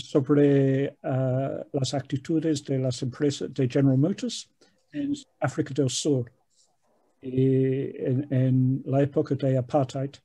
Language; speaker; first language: Spanish; non-native, fluent; English